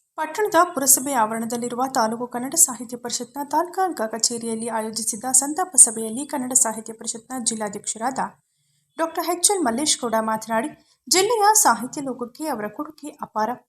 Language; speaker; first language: Kannada; native; Kannada